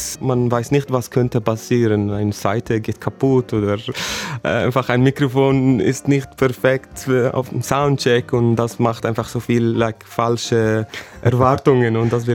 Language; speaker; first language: German; non-native, fluent; Arabic